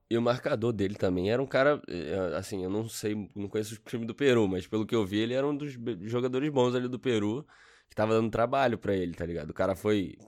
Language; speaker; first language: Portuguese; native; Portuguese